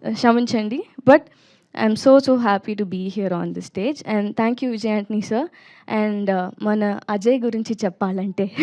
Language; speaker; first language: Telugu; non-native, learner; Tamil